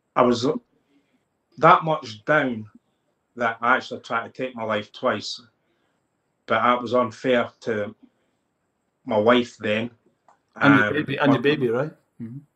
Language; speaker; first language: English; native; English